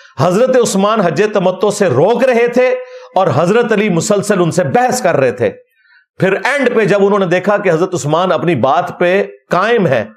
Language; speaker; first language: Urdu; non-native, local second language; Punjabi